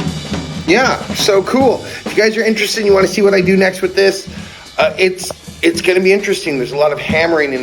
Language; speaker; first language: English; native; English